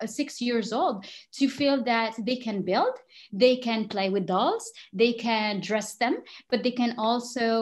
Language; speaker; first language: English; non-native, fluent; Arabic